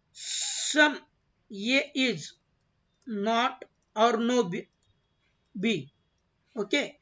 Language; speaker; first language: Hindi; non-native, local second language; Marathi